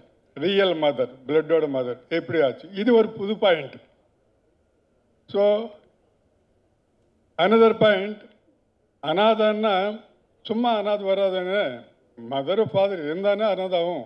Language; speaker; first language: Tamil; non-native, learner; Telugu